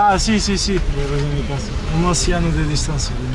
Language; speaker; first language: Spanish; non-native, learner; Portuguese